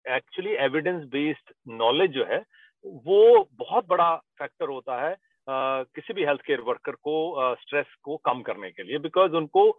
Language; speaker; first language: Hindi; native; Hindi